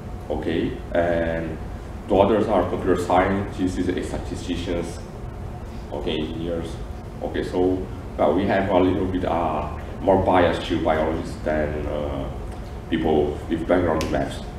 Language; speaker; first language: English; non-native, fluent; Portuguese